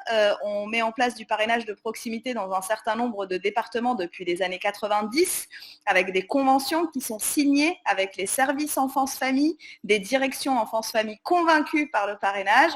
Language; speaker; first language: French; native; French